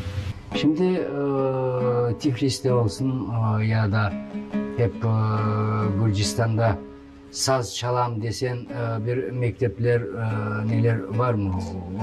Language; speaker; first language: Turkish; non-native, fluent; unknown